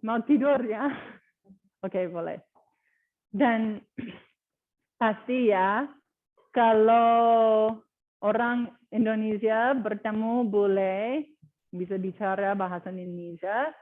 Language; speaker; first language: Indonesian; non-native, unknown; English